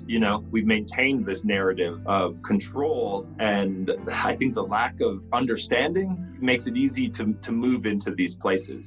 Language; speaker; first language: English; native; English